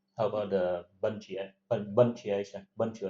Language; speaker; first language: English; non-native, learner; Vietnamese